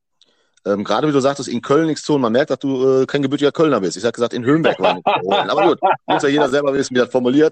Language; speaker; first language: German; native; German